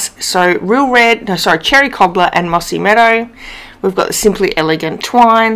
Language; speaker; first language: English; native; English